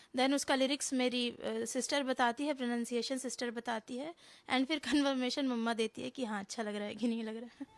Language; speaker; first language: Hindi; native; Hindi